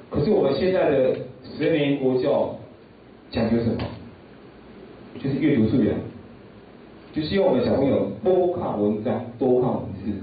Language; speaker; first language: Chinese; native; Chinese